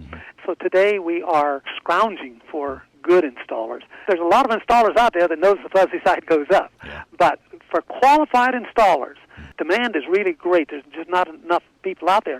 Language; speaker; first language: English; native; English